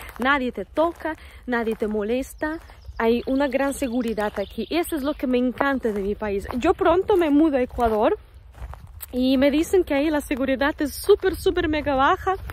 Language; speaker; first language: Spanish; non-native, fluent; Russian